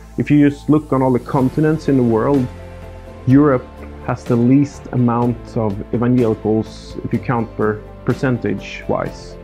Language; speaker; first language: English; non-native, fluent; Swedish